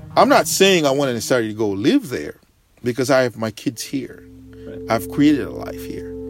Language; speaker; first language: English; non-native, local second language; Bemba